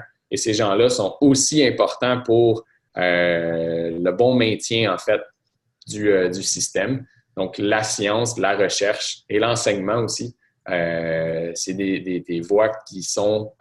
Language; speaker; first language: French; native; French